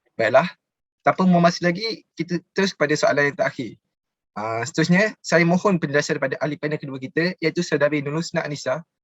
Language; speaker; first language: Malay; native; Malay